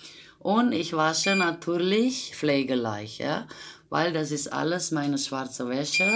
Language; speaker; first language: German; non-native, fluent; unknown